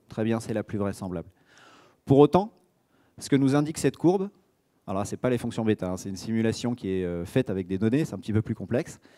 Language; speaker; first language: French; native; French